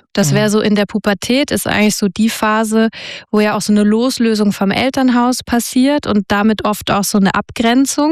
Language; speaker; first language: German; native; German